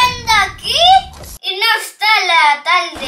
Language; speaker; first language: Spanish; native; Spanish